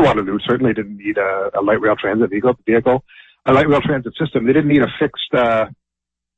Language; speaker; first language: English; native; English